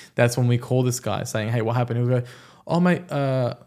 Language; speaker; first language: English; early bilingual, other home language; Persian